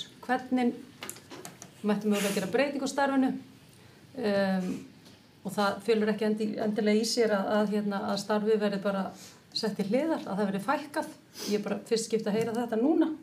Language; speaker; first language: Icelandic; native; Icelandic